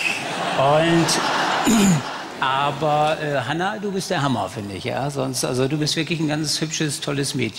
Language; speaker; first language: German; native; German